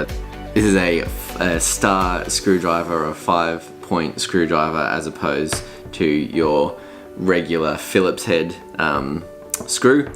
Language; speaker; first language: English; native; English